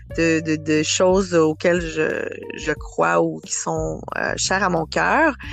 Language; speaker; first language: French; native; French